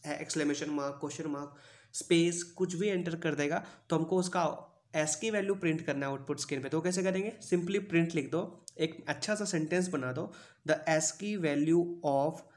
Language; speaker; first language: Hindi; native; Hindi